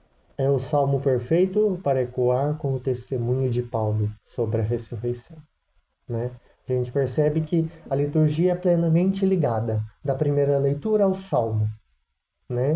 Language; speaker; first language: Portuguese; native; Portuguese